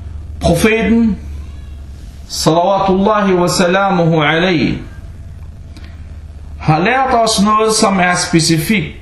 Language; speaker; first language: Danish; early bilingual, other home language; Arabic